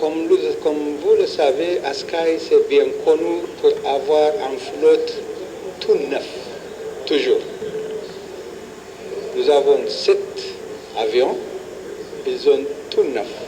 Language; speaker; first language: French; non-native, fluent; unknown